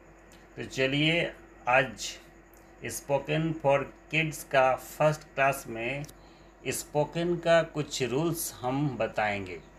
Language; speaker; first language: Hindi; non-native, local second language; Bangla